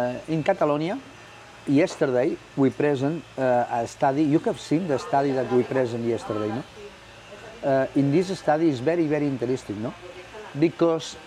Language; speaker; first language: English; non-native, learner; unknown